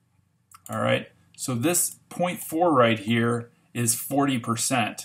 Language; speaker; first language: English; native; English